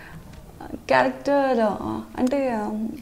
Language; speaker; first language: Telugu; non-native, learner; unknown